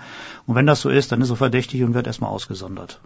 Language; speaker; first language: German; native; German